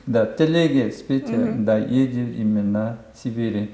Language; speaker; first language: Russian; non-native, learner; Korean